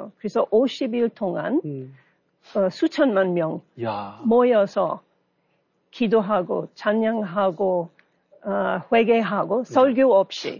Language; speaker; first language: Korean; non-native, learner; English